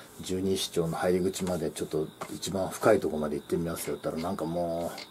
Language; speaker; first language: Japanese; native; Japanese